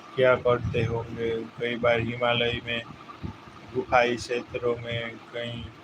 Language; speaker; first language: Hindi; non-native, local second language; Gujarati